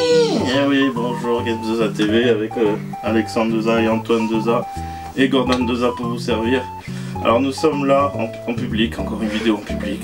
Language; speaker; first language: French; native; French